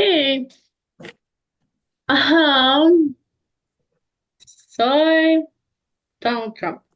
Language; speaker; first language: Spanish; non-native, learner; English